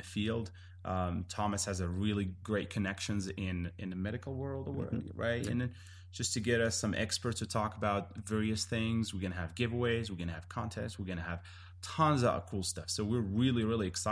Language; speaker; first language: English; non-native, fluent; Arabic